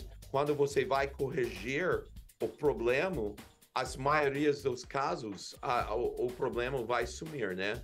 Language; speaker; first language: Portuguese; non-native, learner; English